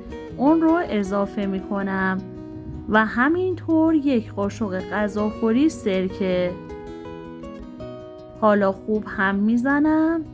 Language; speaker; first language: Persian; native; Persian